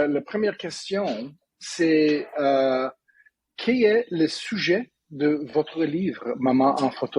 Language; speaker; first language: French; non-native, learner; English